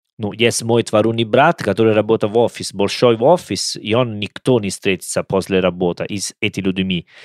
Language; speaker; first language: Russian; non-native, learner; Italian